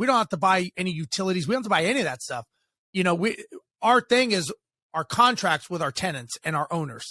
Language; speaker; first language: English; native; English